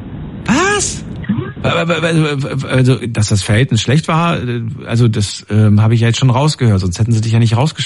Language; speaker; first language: German; native; German